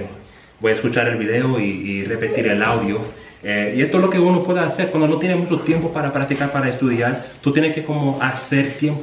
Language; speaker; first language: Spanish; early bilingual, heritage; Spanish